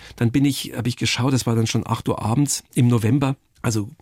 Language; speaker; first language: German; native; German